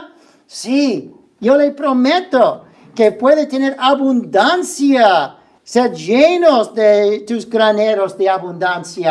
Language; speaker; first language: Spanish; non-native, fluent; English